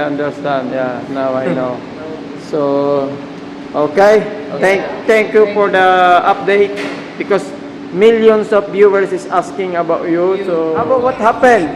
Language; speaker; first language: English; non-native, local second language; Filipino